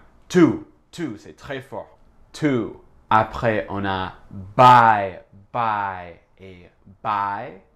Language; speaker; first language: French; non-native, fluent; English